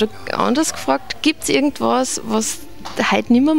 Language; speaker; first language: German; native; German